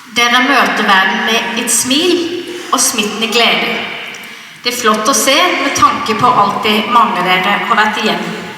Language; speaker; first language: Norwegian; native; Norwegian